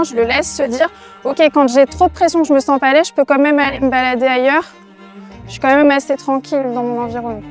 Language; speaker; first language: French; native; French